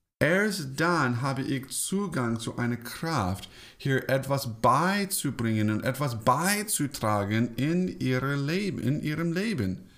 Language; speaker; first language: German; non-native, fluent; English